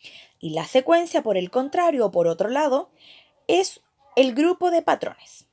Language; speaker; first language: Spanish; native; Spanish